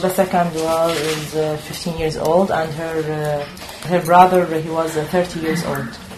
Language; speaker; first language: English; non-native, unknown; Arabic